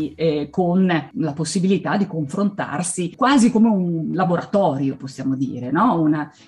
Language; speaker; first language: Italian; non-native, fluent; Swiss German